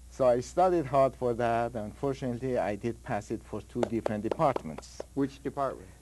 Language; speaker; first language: English; non-native, fluent; Persian